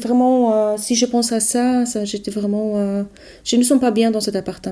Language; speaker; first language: French; non-native, learner; Polish